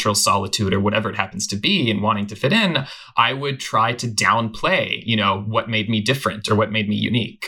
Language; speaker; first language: English; native; English